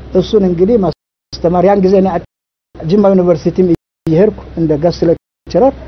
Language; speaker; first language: Amharic; non-native, local second language; Oromo